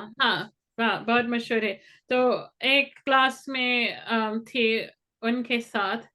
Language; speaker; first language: Hindi; non-native, fluent; English